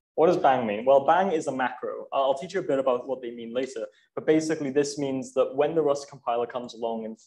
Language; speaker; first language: English; native; English